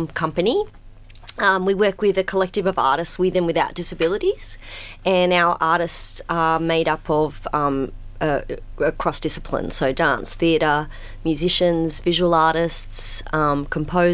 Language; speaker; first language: English; native; English